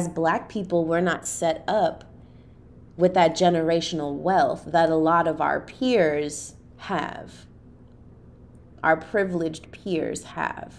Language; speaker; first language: English; native; English